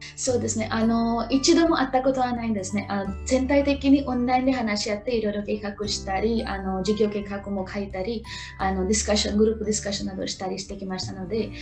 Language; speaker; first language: Japanese; non-native, fluent; Marathi